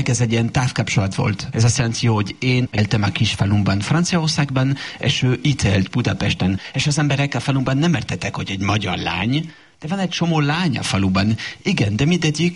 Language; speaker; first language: Hungarian; non-native, fluent; French